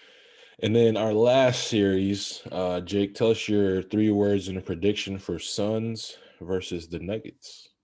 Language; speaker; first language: English; native; English